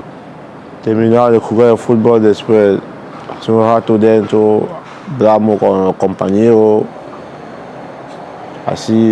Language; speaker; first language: Spanish; non-native, learner; Arabic